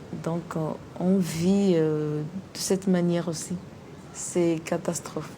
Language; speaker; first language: French; non-native, local second language; Comorian